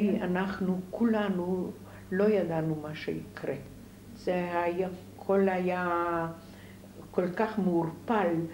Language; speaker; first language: Hebrew; non-native, fluent; Polish